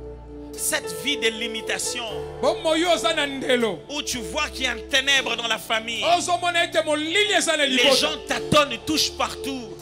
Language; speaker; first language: French; non-native, local second language; Lingala